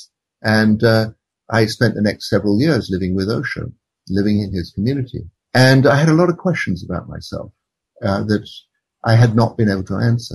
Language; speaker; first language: English; native; English